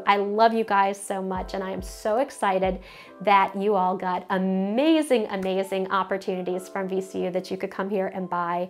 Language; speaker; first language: English; native; English